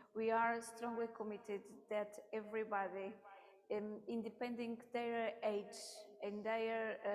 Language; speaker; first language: English; non-native, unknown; Portuguese